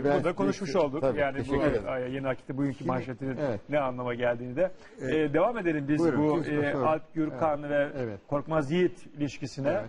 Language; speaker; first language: Turkish; native; Turkish